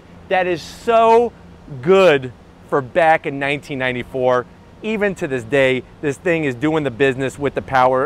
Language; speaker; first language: English; native; English